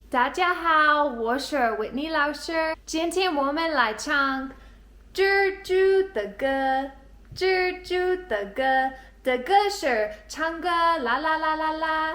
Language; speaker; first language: Chinese; non-native, learner; English